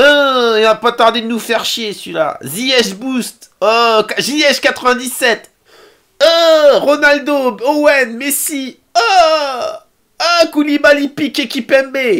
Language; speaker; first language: French; native; French